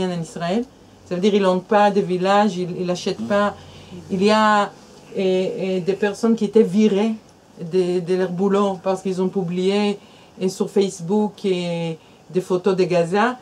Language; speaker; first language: French; non-native, fluent; Hebrew